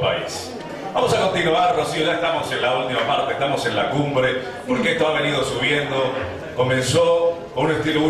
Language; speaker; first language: Spanish; native; Spanish